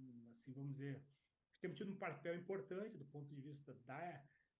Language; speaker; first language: Portuguese; native; Portuguese